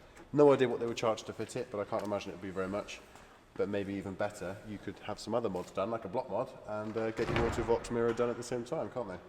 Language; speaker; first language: English; native; English